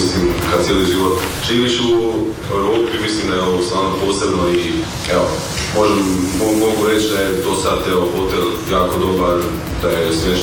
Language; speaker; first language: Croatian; early bilingual, heritage; Croatian